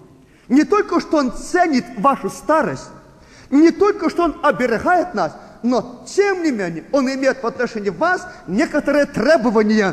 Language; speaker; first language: Russian; native; Russian